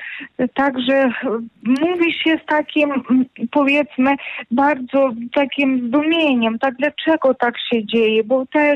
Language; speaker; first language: Polish; non-native, fluent; Ukrainian